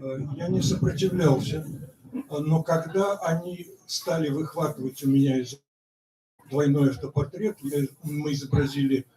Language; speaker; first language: Russian; native; Russian